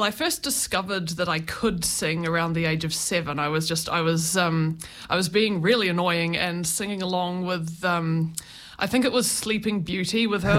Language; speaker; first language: English; native; English